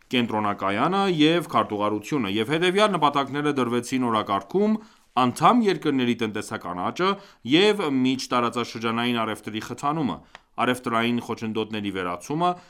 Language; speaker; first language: Armenian; early bilingual, heritage; Armenian